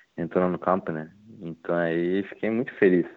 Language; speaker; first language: Portuguese; non-native, learner; Japanese